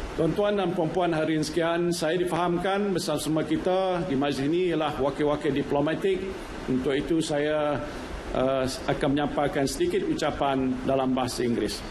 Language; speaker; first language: Malay; native; Malay